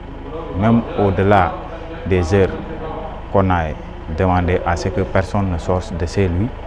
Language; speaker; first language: French; non-native, local second language; Wolof